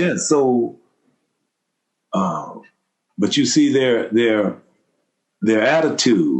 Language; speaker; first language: English; native; English